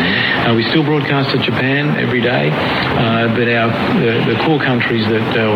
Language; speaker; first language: English; native; English